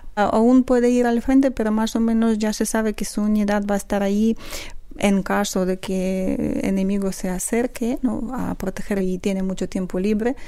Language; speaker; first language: Spanish; non-native, fluent; Ukrainian